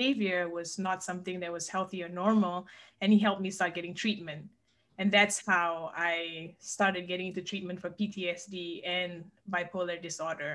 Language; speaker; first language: English; non-native, local second language; Malay